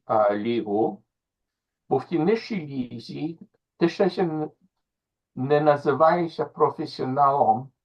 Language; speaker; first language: Ukrainian; early bilingual, other home language; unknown